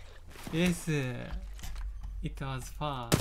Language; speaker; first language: English; non-native, learner; Japanese